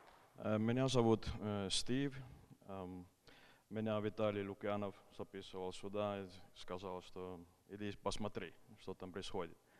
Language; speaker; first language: Russian; non-native, fluent; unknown